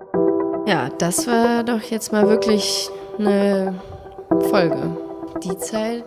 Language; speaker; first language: German; native; German